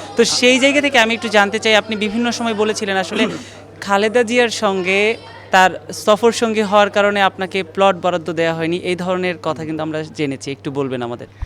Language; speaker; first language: Bangla; native; Bangla